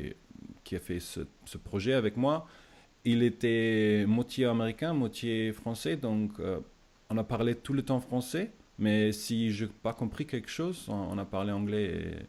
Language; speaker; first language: French; non-native, fluent; German